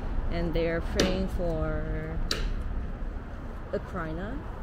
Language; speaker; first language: English; non-native, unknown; Korean